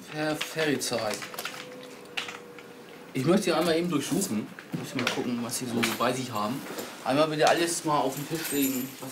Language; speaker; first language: German; native; German